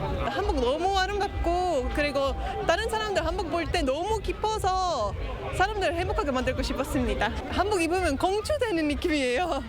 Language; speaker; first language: Korean; non-native, fluent; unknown